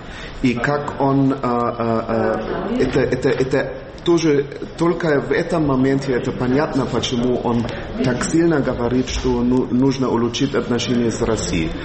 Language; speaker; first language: Russian; non-native, learner; German